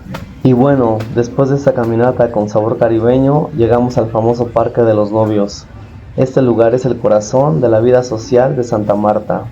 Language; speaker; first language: Spanish; native; Spanish